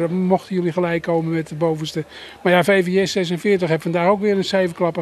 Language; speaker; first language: Dutch; native; Dutch